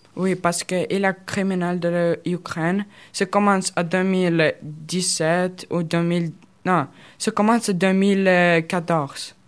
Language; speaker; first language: French; non-native, learner; Russian